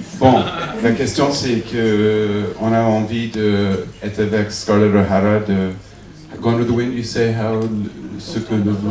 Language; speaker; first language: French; non-native, fluent; English